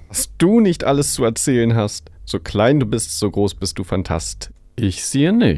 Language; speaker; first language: German; native; German